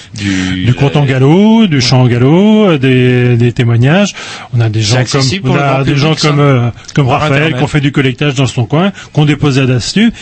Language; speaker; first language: French; native; French